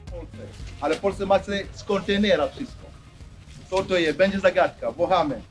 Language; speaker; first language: Polish; non-native, learner; Swahili